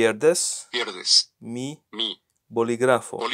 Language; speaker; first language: Spanish; non-native, learner; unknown